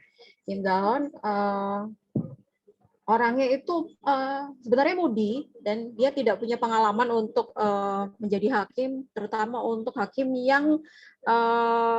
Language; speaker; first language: Indonesian; native; Indonesian